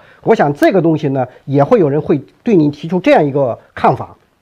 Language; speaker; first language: Chinese; native; Chinese